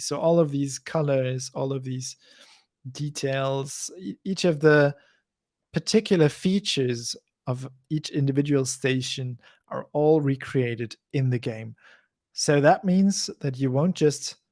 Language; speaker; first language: English; non-native, fluent; German